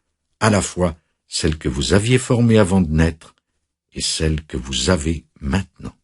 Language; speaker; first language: French; native; French